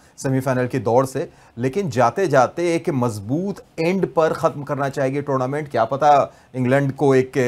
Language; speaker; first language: Hindi; native; Hindi